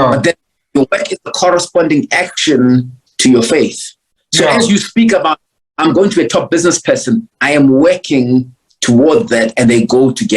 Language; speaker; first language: English; non-native, local second language; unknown